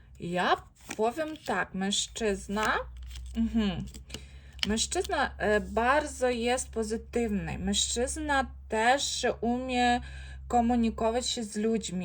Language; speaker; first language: Polish; non-native, fluent; Ukrainian